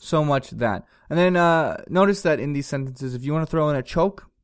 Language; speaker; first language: English; native; English